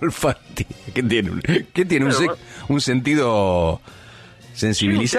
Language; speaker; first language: Spanish; native; Spanish